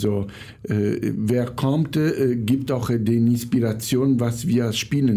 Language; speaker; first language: German; non-native, fluent; Italian